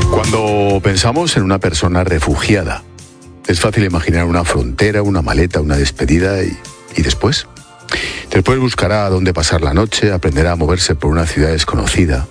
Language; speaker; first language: Spanish; native; Spanish